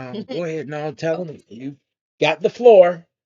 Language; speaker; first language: English; native; English